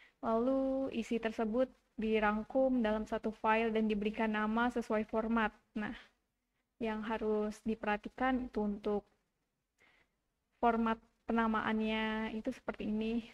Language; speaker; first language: Indonesian; native; Indonesian